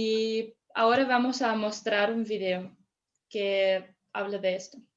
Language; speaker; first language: Spanish; non-native, fluent; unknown